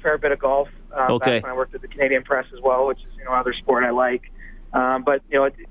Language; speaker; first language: English; native; English